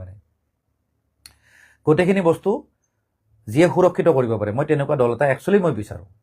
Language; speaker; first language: Assamese; native; Assamese